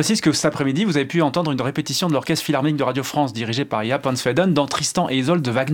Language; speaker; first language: French; native; French